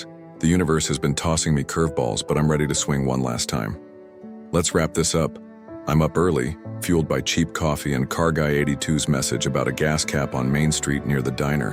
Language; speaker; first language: English; native; English